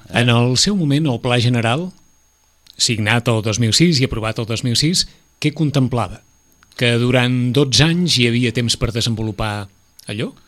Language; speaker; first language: Catalan; native; Catalan